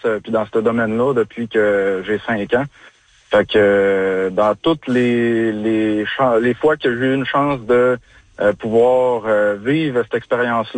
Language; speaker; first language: French; native; French